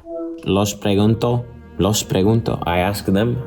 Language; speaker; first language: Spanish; non-native, learner; Estonian